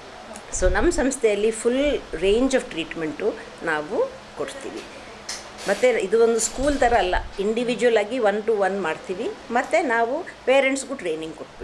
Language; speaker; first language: Kannada; non-native, local second language; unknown